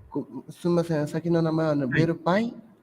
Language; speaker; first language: Japanese; non-native, fluent; Portuguese